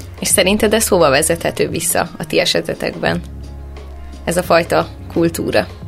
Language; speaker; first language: Hungarian; native; Hungarian